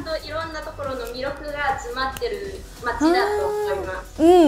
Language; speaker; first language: Japanese; non-native, fluent; Cantonese